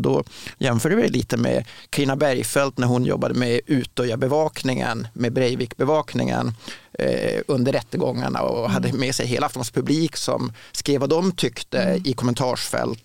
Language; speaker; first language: Swedish; native; Swedish